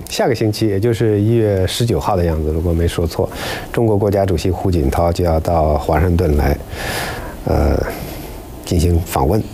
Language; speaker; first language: Chinese; native; Chinese